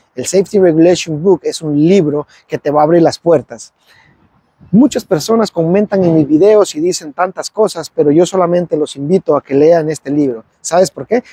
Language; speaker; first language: Spanish; native; Spanish